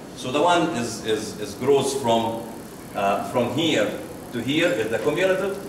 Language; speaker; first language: English; non-native, fluent; Arabic